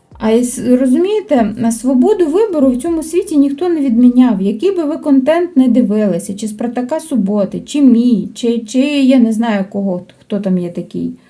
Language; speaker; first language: Ukrainian; non-native, local second language; Russian